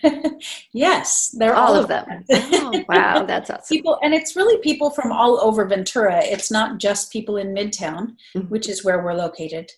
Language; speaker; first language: English; native; English